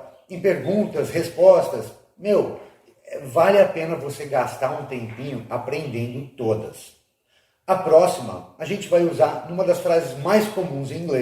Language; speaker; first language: Portuguese; non-native, fluent; English